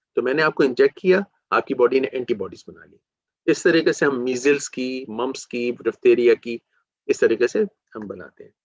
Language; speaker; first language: Urdu; native; Urdu